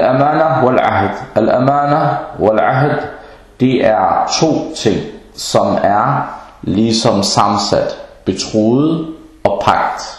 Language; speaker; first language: Danish; early bilingual, other home language; Arabic